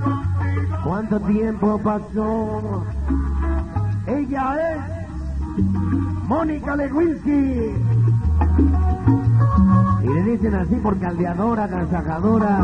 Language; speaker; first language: Spanish; native; Spanish